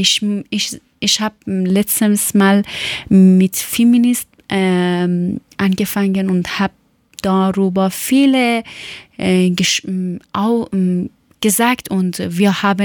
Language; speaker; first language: German; non-native, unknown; Persian